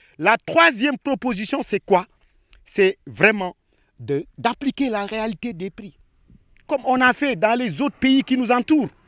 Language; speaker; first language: French; non-native, local second language; Wolof